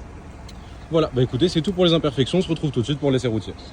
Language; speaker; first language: French; native; French